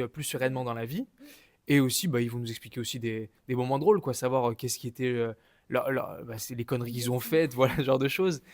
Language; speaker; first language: French; native; French